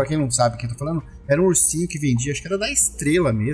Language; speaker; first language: Portuguese; native; Portuguese